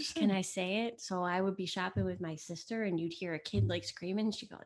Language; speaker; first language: English; early bilingual, other home language; Italian